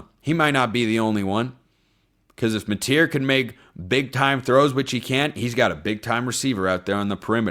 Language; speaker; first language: English; native; English